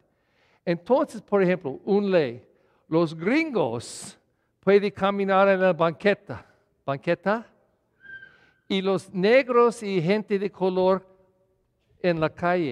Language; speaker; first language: Spanish; non-native, fluent; English